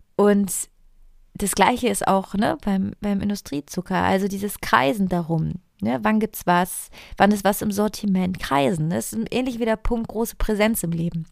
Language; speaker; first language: German; non-native, fluent; Italian